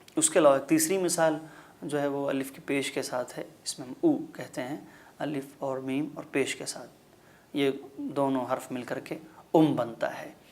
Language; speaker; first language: Urdu; native; Urdu